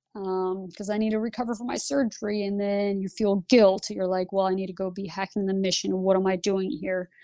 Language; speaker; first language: English; early bilingual, other home language; Lithuanian